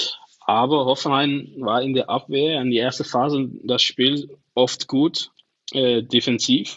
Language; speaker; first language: German; non-native, learner; Dutch